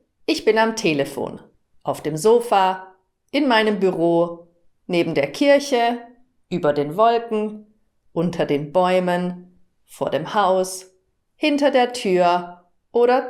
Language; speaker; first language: German; native; German